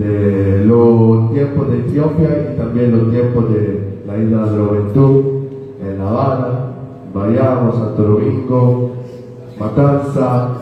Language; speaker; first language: Spanish; non-native, learner; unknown